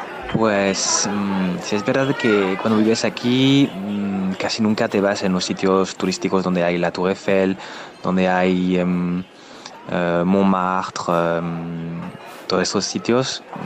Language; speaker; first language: Spanish; non-native, fluent; French